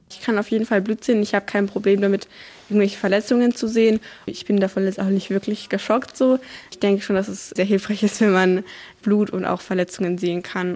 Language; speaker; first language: German; native; German